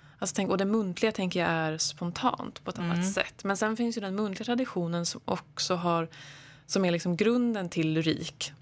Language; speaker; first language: Swedish; native; Swedish